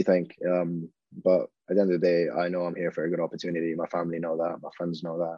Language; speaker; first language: English; non-native, fluent; Arabic